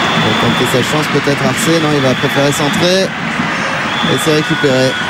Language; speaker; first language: French; native; French